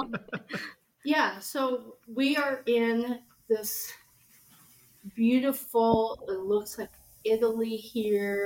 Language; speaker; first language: English; native; English